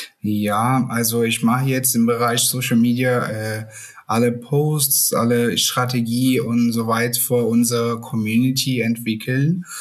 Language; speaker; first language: German; non-native, learner; Portuguese